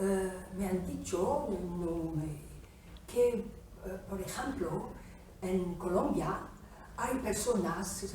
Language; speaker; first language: Spanish; non-native, fluent; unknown